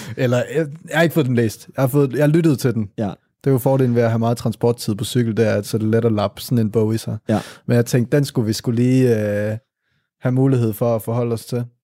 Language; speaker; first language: Danish; native; Danish